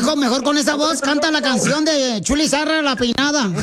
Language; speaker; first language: Spanish; native; Spanish